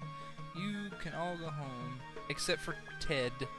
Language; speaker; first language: English; native; English